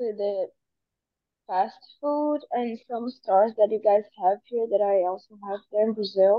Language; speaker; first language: English; non-native, fluent; Portuguese